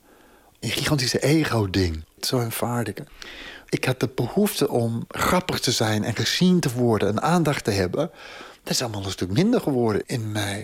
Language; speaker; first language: Dutch; non-native, fluent; English